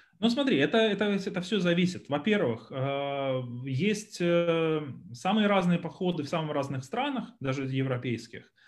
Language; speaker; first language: Russian; native; Russian